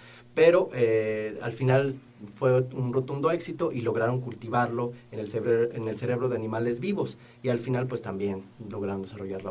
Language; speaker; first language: Spanish; native; Spanish